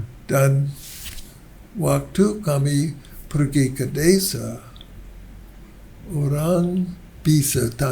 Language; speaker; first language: Indonesian; non-native, learner; English